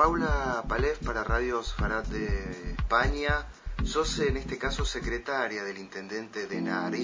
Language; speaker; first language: Spanish; native; Spanish